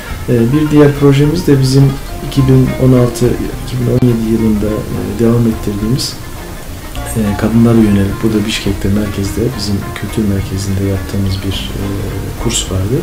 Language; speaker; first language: Turkish; native; Turkish